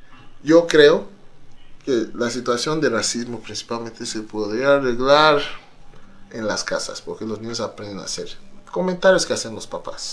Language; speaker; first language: Spanish; non-native, fluent; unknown